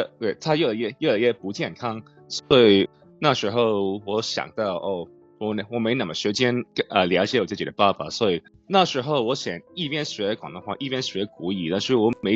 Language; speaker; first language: Chinese; non-native, learner; English